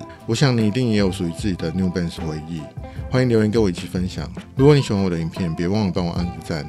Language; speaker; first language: Chinese; native; Chinese